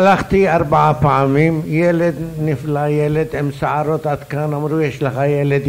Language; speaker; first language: Hebrew; non-native, fluent; Arabic